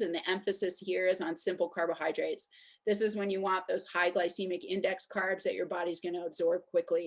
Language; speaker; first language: English; native; English